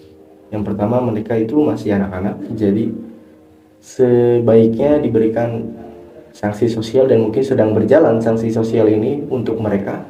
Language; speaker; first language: Indonesian; native; Indonesian